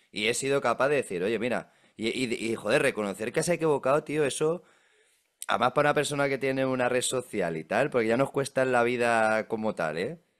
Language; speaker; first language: Spanish; native; Spanish